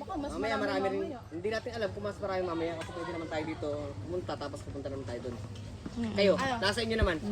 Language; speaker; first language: Filipino; native; Filipino